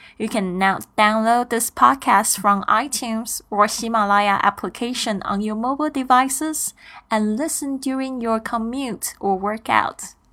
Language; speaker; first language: English; non-native, fluent; Chinese